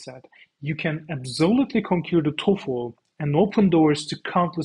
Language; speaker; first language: English; non-native, fluent; Turkish